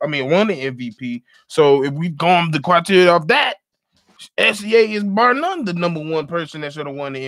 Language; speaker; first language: English; native; English